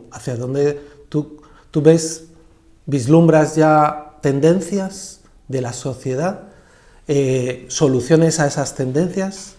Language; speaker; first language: Spanish; native; Spanish